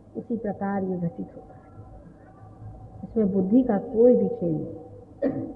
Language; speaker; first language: Hindi; non-native, local second language; Marathi